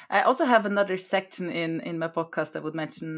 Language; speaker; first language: English; non-native, fluent; German